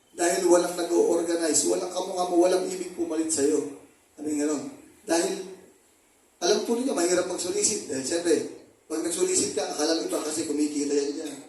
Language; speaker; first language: Filipino; native; Filipino